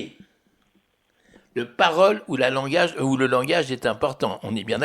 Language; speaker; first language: French; native; French